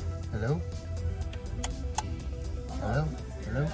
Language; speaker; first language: English; native; English